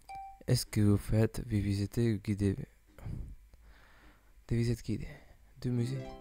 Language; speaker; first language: French; non-native, learner; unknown